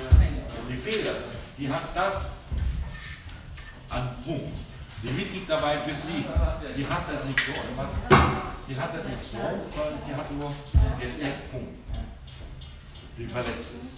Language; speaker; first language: German; non-native, learner; Thai